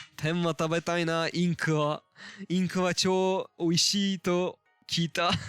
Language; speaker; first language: Japanese; non-native, learner; Turkish